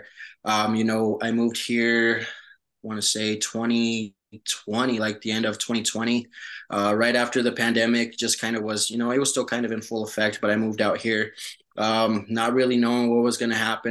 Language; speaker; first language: English; early bilingual, other home language; Spanish